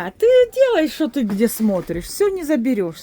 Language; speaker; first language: Russian; native; Russian